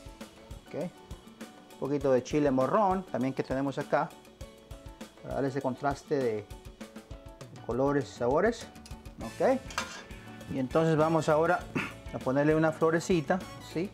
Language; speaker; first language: Spanish; native; Spanish